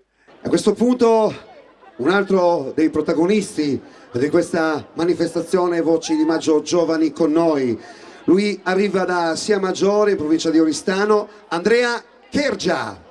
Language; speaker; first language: Italian; native; Italian